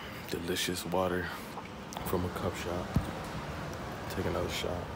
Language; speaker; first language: English; early bilingual, other home language; Spanish